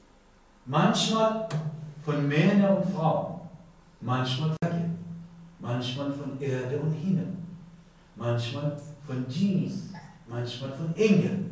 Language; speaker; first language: German; non-native, learner; Persian